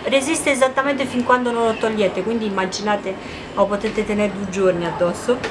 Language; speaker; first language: Italian; non-native, fluent; Romanian